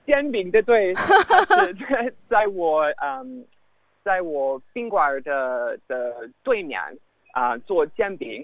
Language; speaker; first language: Chinese; non-native, fluent; English